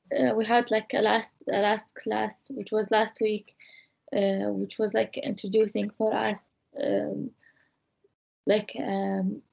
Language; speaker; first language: English; non-native, fluent; Arabic